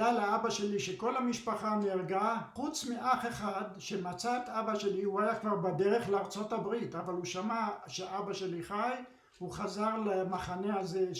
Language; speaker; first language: Hebrew; early bilingual, other home language; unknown